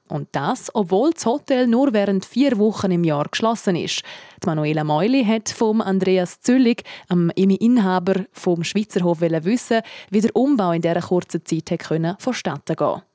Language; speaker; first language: German; native; German